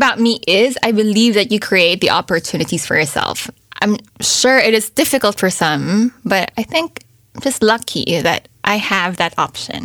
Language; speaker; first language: English; native; English